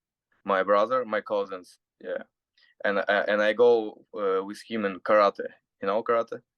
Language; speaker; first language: English; non-native, learner; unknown